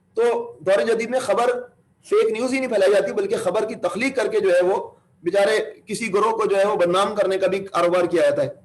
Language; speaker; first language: Urdu; native; Urdu